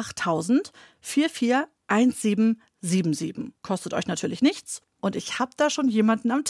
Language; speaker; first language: German; native; German